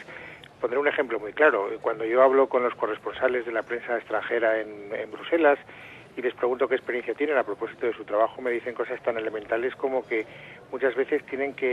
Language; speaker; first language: Spanish; native; Spanish